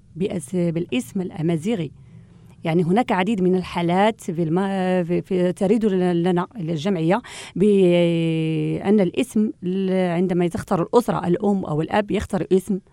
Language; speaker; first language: Arabic; non-native, local second language; Central Atlas Tamazight